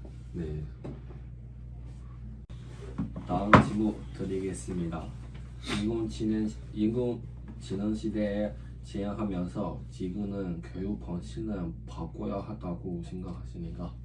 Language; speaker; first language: Korean; non-native, learner; Chinese